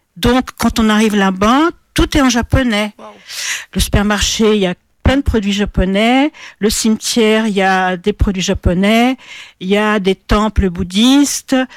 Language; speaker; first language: French; non-native, fluent; Portuguese